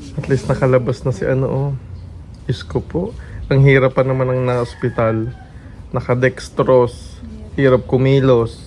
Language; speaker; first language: Filipino; native; Filipino